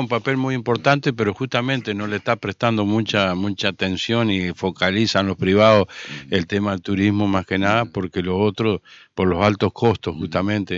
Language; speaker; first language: Spanish; native; Spanish